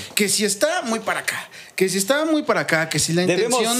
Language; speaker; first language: Spanish; native; Spanish